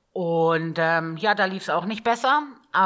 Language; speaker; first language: German; native; German